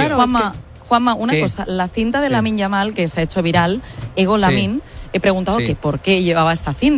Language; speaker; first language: Spanish; native; Spanish